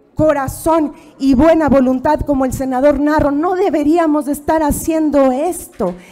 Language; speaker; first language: Spanish; native; Spanish